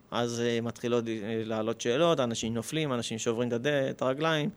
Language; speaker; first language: Hebrew; early bilingual, other home language; Russian